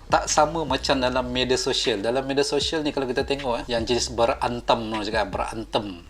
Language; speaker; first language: Malay; native; Malay